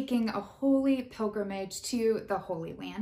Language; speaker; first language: English; native; English